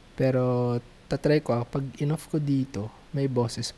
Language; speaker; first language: Filipino; native; Filipino